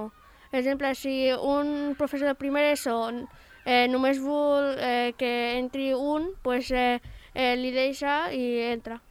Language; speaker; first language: Catalan; non-native, local second language; Spanish